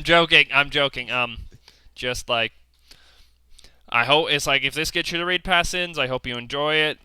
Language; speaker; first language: English; native; English